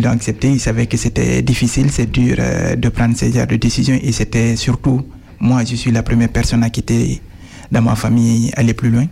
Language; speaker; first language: French; non-native, fluent; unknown